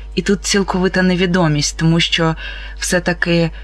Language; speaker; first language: Ukrainian; non-native, local second language; Russian